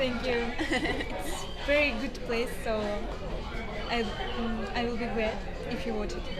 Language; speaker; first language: English; non-native, learner; Russian